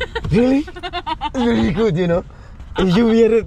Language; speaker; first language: English; non-native, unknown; Indonesian